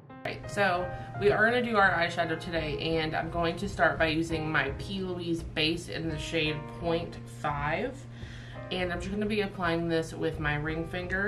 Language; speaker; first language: English; native; English